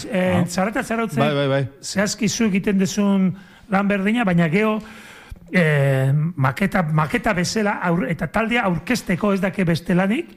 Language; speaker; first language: Basque; native; Basque